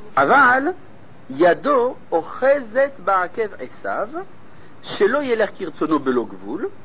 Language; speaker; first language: Hebrew; non-native, fluent; French